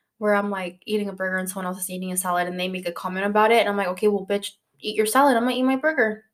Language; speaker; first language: English; early bilingual, other home language; Spanish